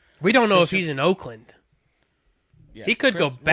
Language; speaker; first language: English; native; English